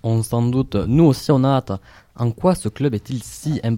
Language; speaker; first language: French; native; French